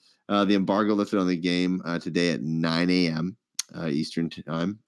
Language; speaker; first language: English; native; English